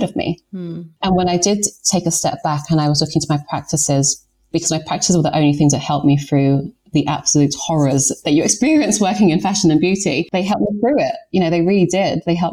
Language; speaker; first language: English; native; English